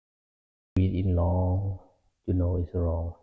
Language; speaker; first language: English; non-native, fluent; Lao